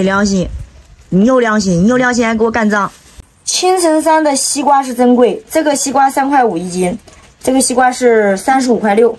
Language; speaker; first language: Chinese; native; Chinese